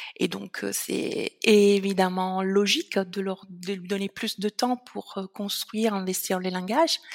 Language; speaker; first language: French; non-native, fluent; Italian